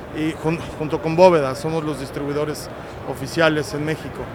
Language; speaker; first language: Spanish; native; Spanish